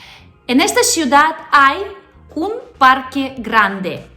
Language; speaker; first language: Spanish; non-native, fluent; Russian